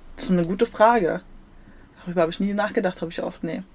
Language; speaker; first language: German; native; German